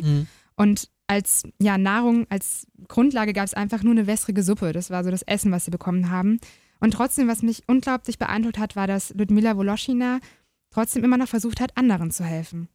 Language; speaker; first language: German; native; German